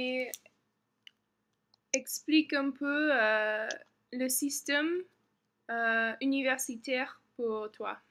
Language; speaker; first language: French; non-native, learner; English